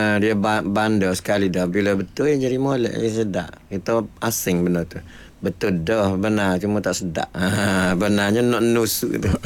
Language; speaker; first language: Malay; native; Malay